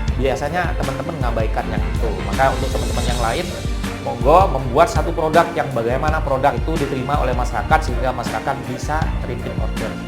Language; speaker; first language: Indonesian; non-native, local second language; Madurese